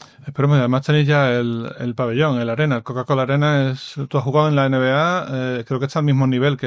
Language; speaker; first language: Spanish; native; Spanish